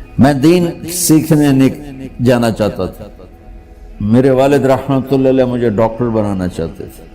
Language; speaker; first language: Urdu; non-native, local second language; Punjabi